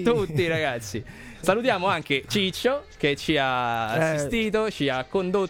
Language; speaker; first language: Italian; native; Italian